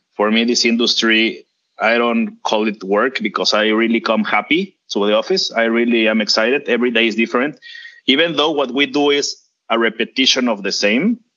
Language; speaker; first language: English; non-native, fluent; Spanish